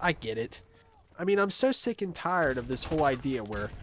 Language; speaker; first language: English; native; English